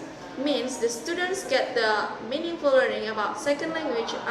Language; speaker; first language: English; non-native, learner; Indonesian